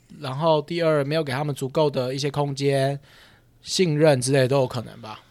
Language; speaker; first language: Chinese; native; Chinese